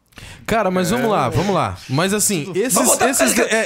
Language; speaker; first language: Portuguese; native; Portuguese